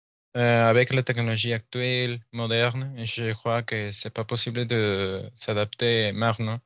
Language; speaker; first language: French; non-native, learner; Spanish